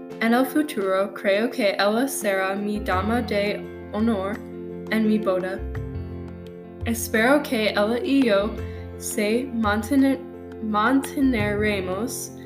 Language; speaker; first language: Spanish; non-native, learner; English